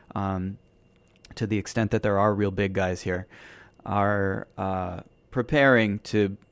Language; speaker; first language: English; native; English